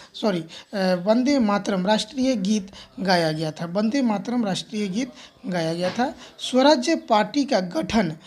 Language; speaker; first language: Hindi; native; Hindi